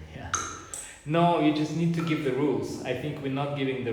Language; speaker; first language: English; non-native, fluent; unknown